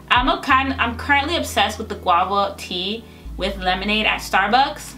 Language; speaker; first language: English; native; English